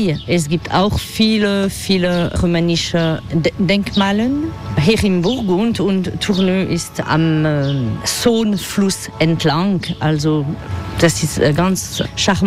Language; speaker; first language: German; non-native, fluent; French